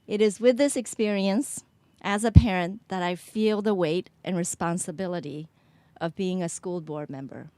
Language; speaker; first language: English; early bilingual, other home language; Chinese